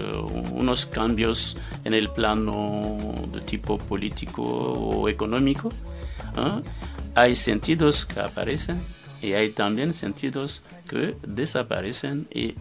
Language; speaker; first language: Spanish; non-native, fluent; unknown